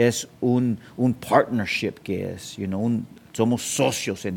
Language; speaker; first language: Spanish; early bilingual, heritage; Spanish